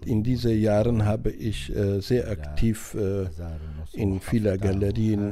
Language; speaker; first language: German; non-native, fluent; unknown